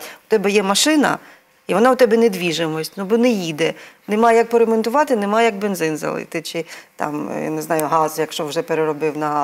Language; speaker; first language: Ukrainian; native; Ukrainian